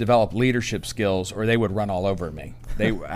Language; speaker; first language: English; native; English